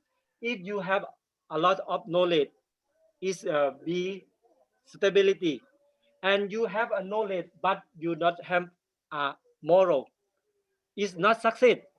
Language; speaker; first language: English; non-native, learner; Thai